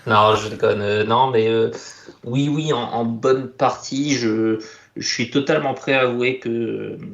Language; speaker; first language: French; native; French